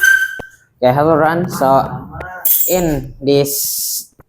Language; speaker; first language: English; non-native, local second language; Indonesian